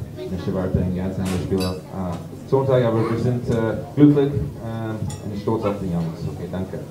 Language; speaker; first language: German; non-native, learner; English